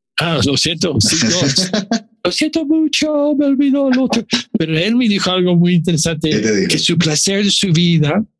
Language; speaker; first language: Spanish; non-native, learner; English